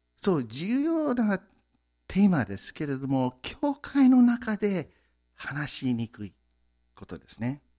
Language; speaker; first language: Japanese; non-native, fluent; English